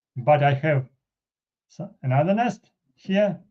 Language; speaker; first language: English; non-native, fluent; Russian